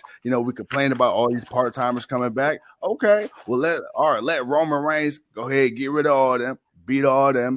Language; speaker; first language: English; native; English